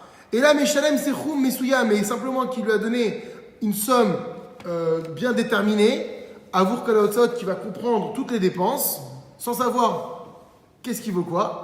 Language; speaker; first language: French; native; French